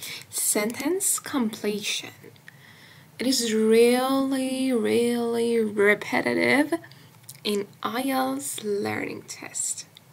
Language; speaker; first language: English; non-native, fluent; Persian